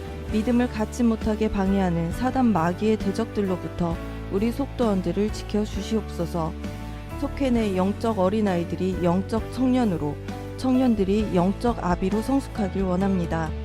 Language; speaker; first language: Korean; native; Korean